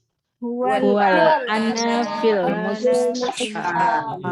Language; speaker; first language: Arabic; non-native, learner; Indonesian